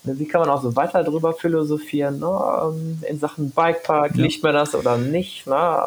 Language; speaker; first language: German; native; German